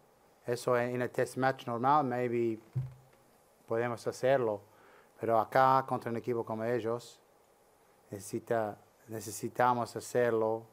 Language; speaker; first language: Spanish; non-native, learner; English